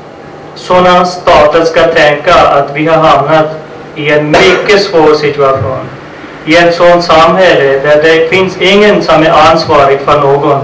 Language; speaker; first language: Swedish; non-native, fluent; Urdu